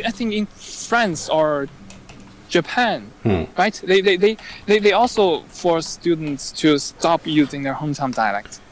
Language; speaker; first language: English; non-native, fluent; Chinese